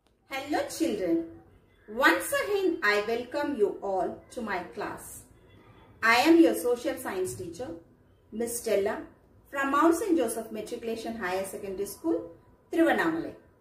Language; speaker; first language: English; non-native, local second language; Tamil